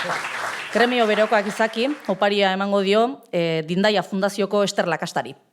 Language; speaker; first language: Basque; native; Basque